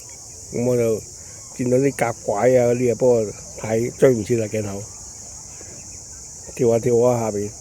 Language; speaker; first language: Chinese; native; Chinese